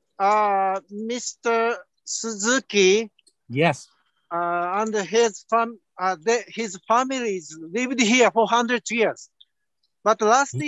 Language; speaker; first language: English; non-native, learner; Japanese